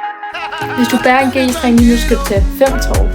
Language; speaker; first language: Danish; native; Danish